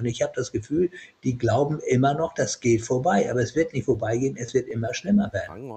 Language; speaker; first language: German; early bilingual, other home language; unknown